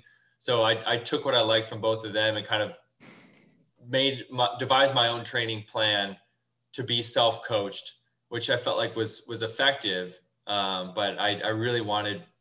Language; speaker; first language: English; native; English